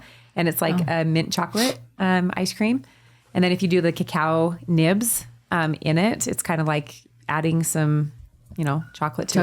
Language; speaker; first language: English; native; English